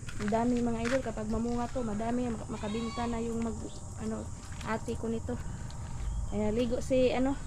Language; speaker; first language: Filipino; native; Filipino